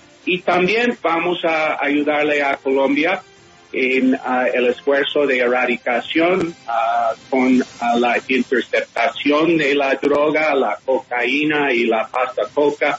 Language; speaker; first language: Spanish; non-native, fluent; English